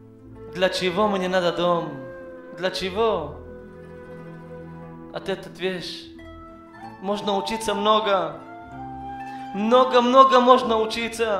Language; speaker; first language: Russian; non-native, learner; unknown